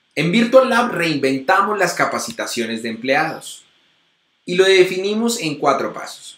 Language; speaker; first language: Spanish; native; Spanish